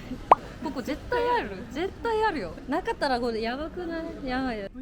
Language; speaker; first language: Japanese; non-native, fluent; Korean